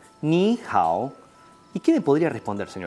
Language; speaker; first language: Spanish; native; Spanish